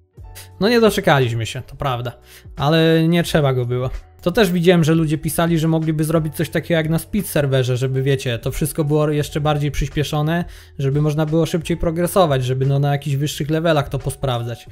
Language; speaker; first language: Polish; native; Polish